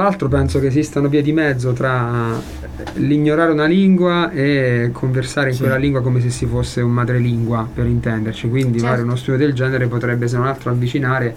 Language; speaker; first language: Italian; native; Italian